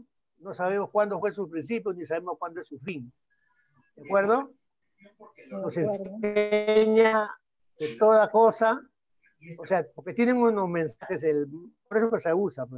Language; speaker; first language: Spanish; native; Spanish